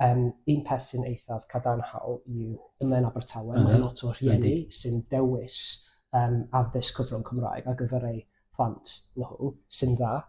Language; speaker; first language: Welsh; non-native, fluent; English